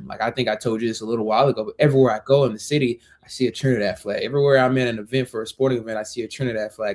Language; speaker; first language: English; native; English